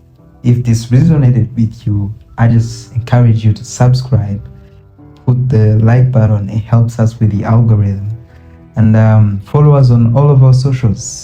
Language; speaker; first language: English; non-native, local second language; Kinyarwanda